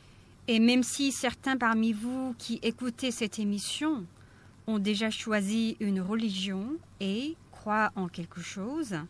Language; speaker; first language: French; non-native, fluent; Korean